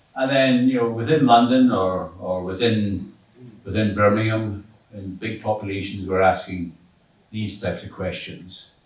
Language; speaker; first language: English; native; English